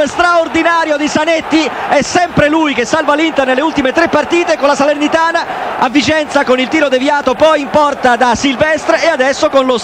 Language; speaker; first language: Italian; native; Italian